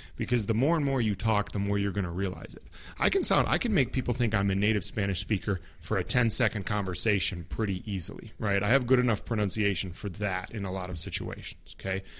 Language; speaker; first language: English; native; English